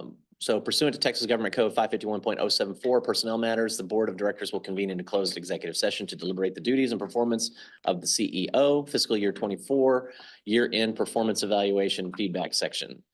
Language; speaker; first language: English; native; English